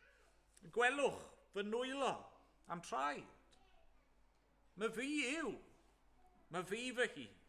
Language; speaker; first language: Welsh; native; Welsh